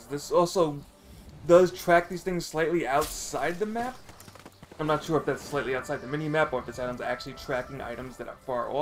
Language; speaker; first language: English; native; English